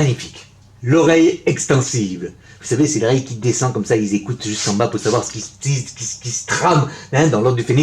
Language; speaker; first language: French; native; French